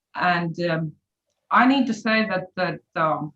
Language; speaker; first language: English; non-native, fluent; Latvian